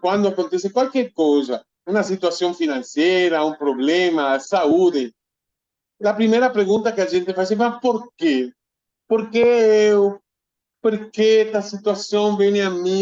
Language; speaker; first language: Portuguese; non-native, fluent; Spanish